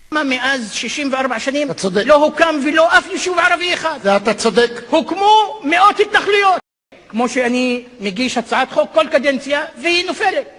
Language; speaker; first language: Hebrew; non-native, local second language; Arabic